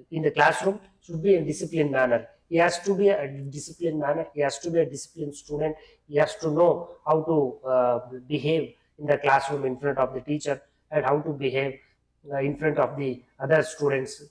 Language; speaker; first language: English; non-native, local second language; Kannada